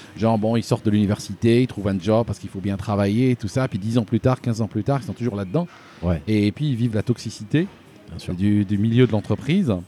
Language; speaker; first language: French; non-native, local second language; Arabic